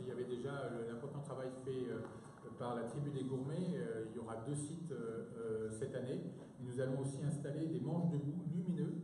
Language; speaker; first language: French; native; French